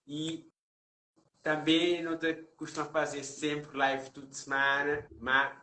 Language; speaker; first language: Portuguese; non-native, local second language; Kabuverdianu